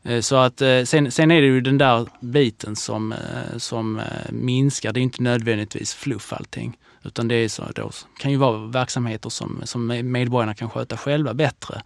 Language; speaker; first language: Swedish; early bilingual, other home language; Hebrew